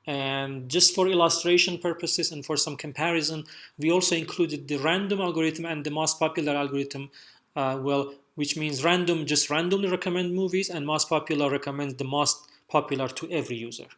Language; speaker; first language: English; non-native, fluent; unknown